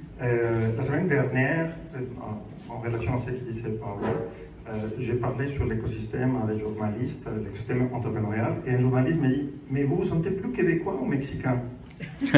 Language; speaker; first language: French; non-native, fluent; Spanish